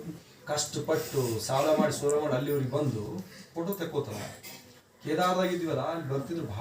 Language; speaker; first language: Kannada; native; Kannada